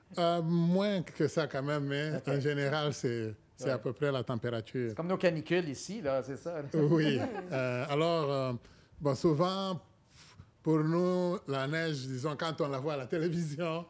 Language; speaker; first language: French; non-native, local second language; Swahili